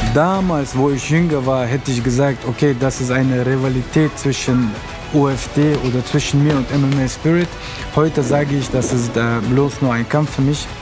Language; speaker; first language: German; early bilingual, other home language; Russian